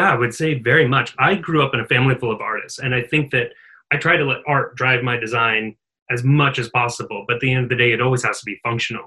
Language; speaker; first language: English; native; English